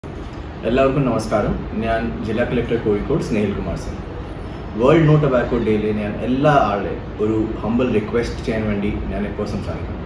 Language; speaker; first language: Malayalam; non-native, learner; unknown